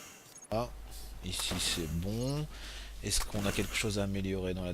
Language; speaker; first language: French; native; French